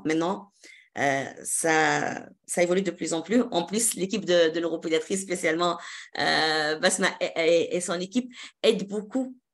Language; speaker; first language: French; non-native, local second language; Arabic